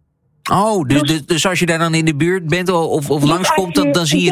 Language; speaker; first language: Dutch; native; Dutch